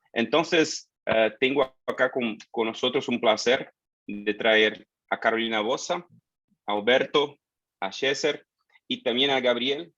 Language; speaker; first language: Spanish; non-native, fluent; Portuguese